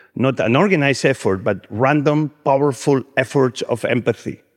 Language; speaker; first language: English; non-native, fluent; Spanish